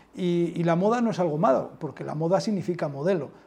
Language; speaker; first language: Spanish; native; Spanish